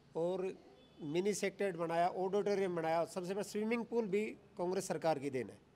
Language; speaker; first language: Hindi; native; Hindi